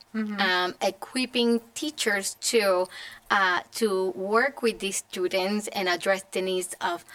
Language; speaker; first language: English; non-native, fluent; Spanish